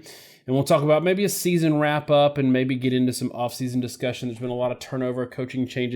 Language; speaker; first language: English; native; English